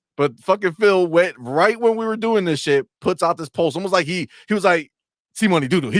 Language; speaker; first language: English; native; English